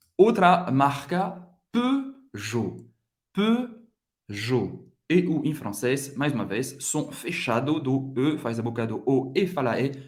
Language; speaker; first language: Portuguese; non-native, fluent; French